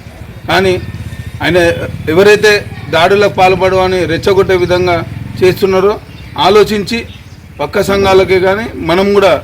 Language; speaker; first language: Telugu; native; Telugu